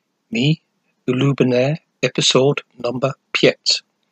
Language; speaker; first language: Ukrainian; non-native, learner; English